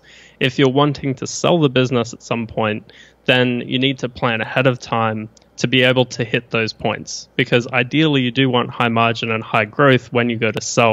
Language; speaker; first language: English; native; English